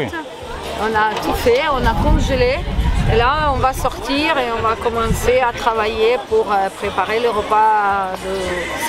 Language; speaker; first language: French; non-native, learner; Ukrainian